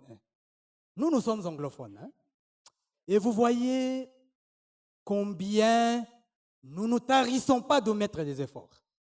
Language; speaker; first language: French; non-native, fluent; Swahili